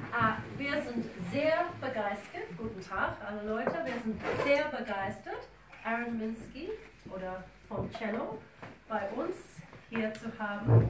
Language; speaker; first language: German; non-native, fluent; English